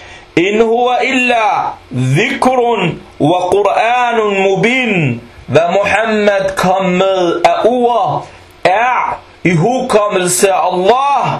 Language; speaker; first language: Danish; non-native, fluent; Arabic